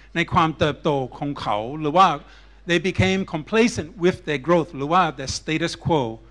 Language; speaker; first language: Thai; non-native, fluent; English